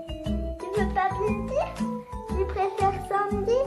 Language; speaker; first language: French; native; French